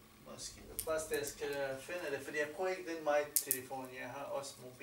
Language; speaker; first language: Danish; non-native, learner; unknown